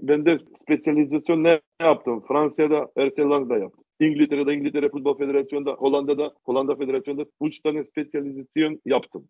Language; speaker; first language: Turkish; non-native, learner; Macedonian